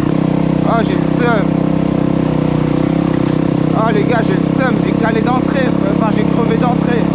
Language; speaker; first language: French; native; French